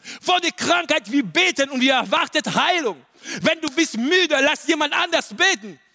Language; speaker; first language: German; non-native, learner; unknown